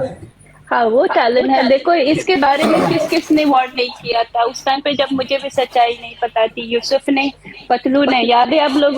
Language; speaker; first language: Hindi; native; Hindi